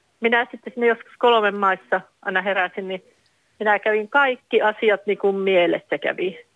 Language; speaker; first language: Finnish; native; Finnish